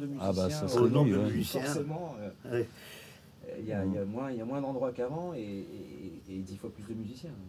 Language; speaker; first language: French; native; French